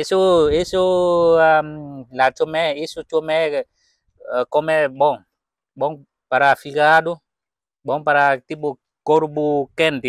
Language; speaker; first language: Portuguese; non-native, learner; Vietnamese